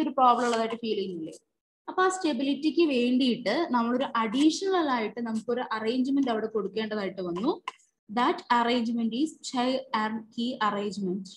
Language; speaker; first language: Malayalam; native; Malayalam